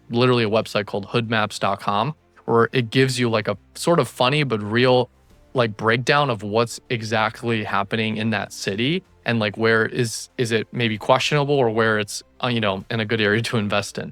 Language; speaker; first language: English; native; English